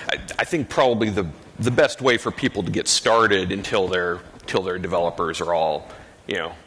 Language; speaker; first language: English; native; English